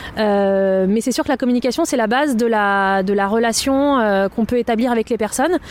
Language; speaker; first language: French; native; French